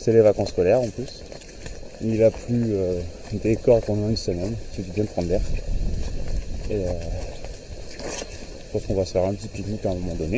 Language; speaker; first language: French; native; French